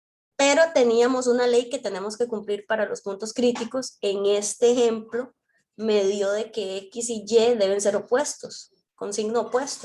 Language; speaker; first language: Spanish; native; Spanish